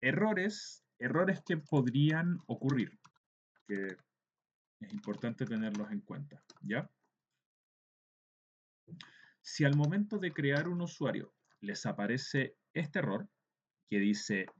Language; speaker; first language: Spanish; native; Spanish